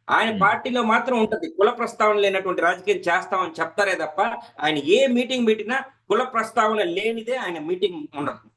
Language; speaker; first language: Telugu; native; Telugu